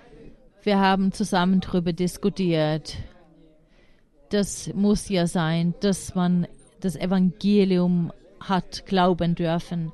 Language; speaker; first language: German; non-native, fluent; Finnish